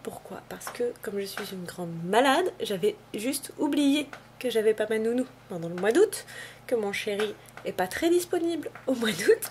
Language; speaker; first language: French; native; French